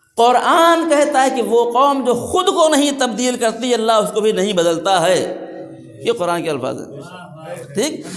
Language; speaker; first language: Urdu; native; Urdu